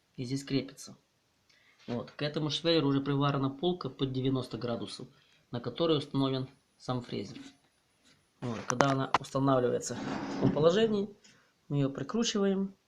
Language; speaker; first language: Russian; non-native, local second language; Ukrainian